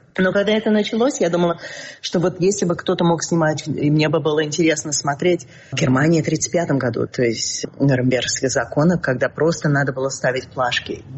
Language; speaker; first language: Russian; early bilingual, heritage; Russian